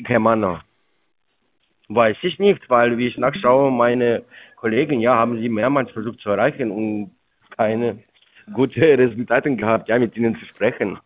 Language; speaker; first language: German; non-native, fluent; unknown